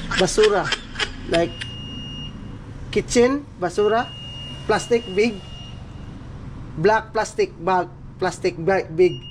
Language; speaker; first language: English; non-native, learner; Cebuano